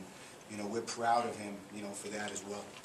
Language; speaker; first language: English; native; English